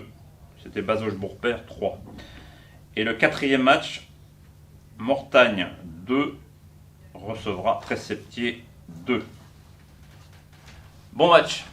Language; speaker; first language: French; native; French